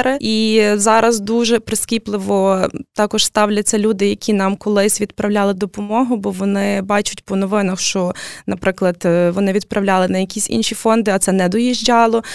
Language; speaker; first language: Ukrainian; native; Ukrainian